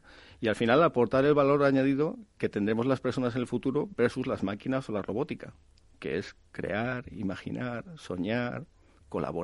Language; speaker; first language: Spanish; native; Spanish